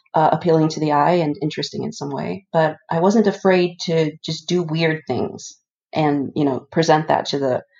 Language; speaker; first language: English; early bilingual, other home language; Icelandic